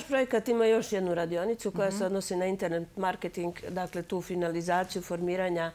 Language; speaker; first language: Serbian; native; Serbian